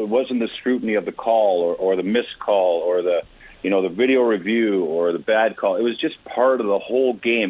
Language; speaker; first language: English; native; English